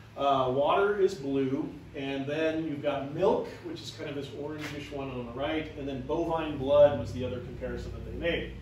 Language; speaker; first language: English; native; English